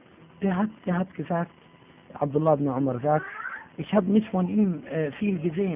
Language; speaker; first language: German; non-native, fluent; Arabic